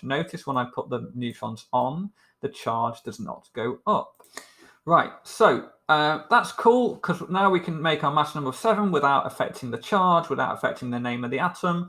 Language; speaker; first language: English; native; English